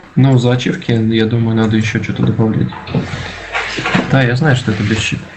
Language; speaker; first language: Russian; native; Russian